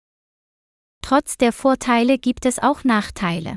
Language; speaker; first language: German; non-native, learner; Vietnamese